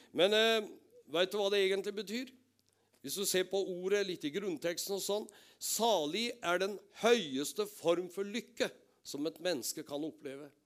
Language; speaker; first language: Norwegian; native; Norwegian